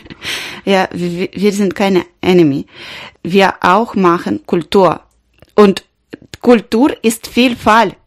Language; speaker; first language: German; non-native, learner; Ukrainian